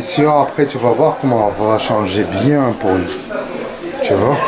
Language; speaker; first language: French; non-native, learner; Arabic